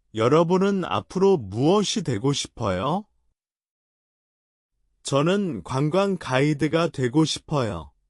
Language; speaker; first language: Korean; non-native, learner; Chinese